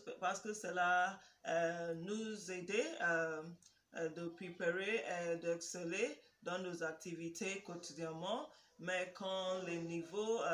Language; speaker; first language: French; non-native, learner; English